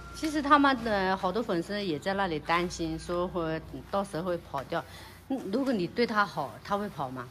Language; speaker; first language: Chinese; native; Chinese